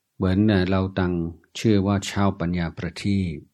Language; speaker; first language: Thai; non-native, fluent; English